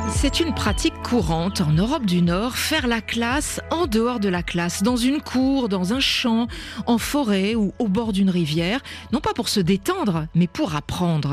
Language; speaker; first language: French; native; French